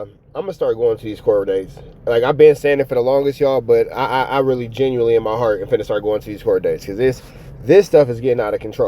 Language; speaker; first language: English; native; English